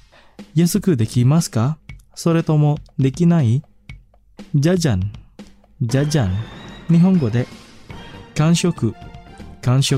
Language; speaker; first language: Japanese; non-native, fluent; Indonesian